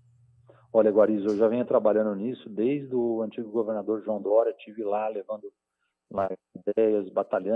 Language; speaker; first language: Portuguese; native; Portuguese